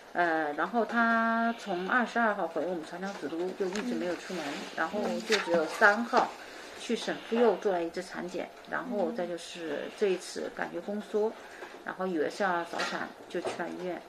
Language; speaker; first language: Chinese; native; Chinese